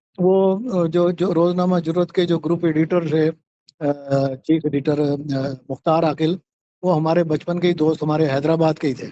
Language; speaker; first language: Urdu; native; Urdu